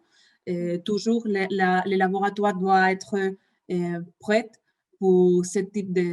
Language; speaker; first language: French; non-native, fluent; Spanish